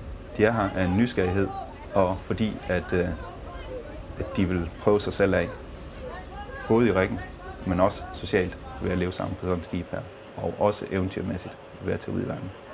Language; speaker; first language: Danish; native; Danish